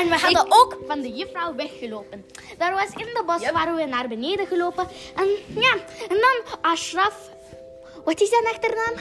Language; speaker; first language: Dutch; early bilingual, other home language; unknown